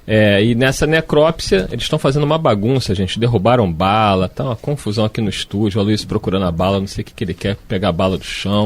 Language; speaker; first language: Portuguese; native; Portuguese